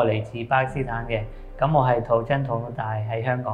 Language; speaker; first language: Cantonese; early bilingual, other home language; Punjabi